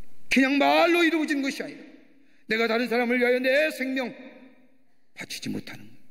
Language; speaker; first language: Korean; native; Korean